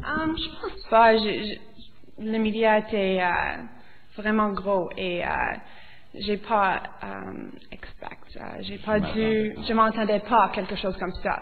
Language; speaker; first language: French; non-native, local second language; English